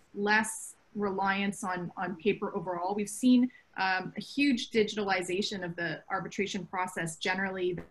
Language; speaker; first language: English; native; English